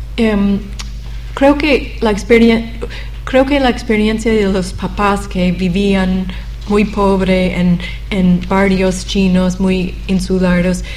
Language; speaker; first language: Spanish; non-native, fluent; English